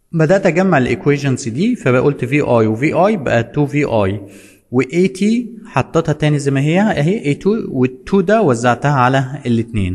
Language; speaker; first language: Arabic; native; Arabic